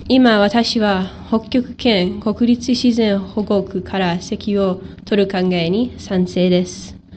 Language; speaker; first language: Japanese; non-native, learner; English